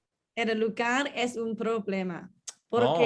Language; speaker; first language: Spanish; non-native, learner; Chinese